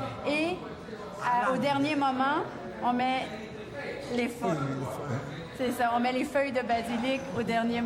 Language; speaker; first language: French; native; French